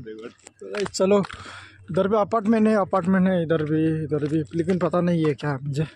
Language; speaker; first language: Hindi; non-native, local second language; Nepali